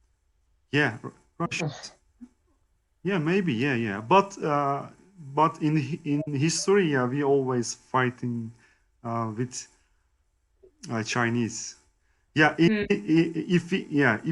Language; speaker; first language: English; non-native, learner; Turkish